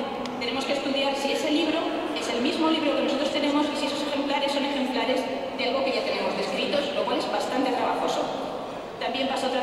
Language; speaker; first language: Spanish; native; Spanish